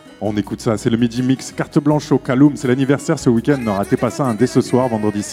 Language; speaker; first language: French; native; French